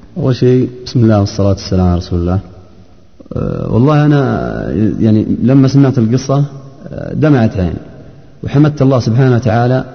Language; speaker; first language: Arabic; native; Arabic